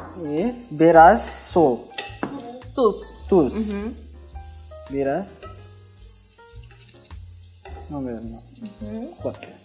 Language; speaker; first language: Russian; non-native, learner; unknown